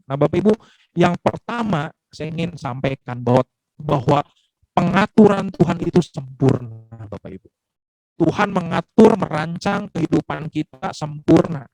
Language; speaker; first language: Indonesian; native; Indonesian